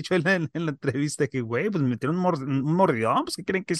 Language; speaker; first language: Spanish; native; Spanish